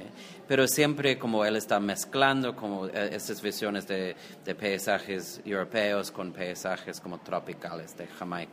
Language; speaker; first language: Spanish; non-native, fluent; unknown